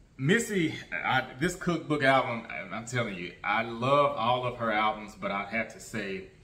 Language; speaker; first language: English; native; English